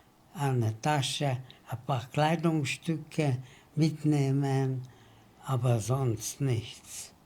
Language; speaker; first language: German; early bilingual, heritage; German